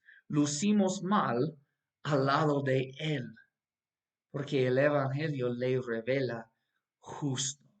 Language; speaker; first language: Spanish; non-native, fluent; English